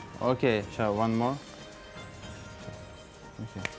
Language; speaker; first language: English; non-native, learner; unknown